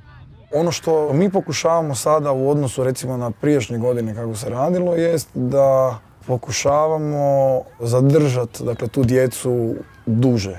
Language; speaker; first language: Croatian; native; Croatian